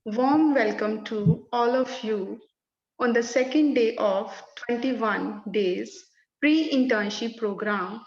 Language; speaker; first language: English; non-native, local second language; Punjabi